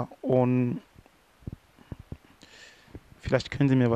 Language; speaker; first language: German; non-native, fluent; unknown